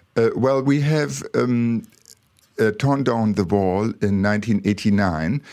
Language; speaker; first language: English; non-native, fluent; German